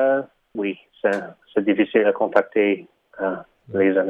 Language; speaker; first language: French; early bilingual, heritage; Ukrainian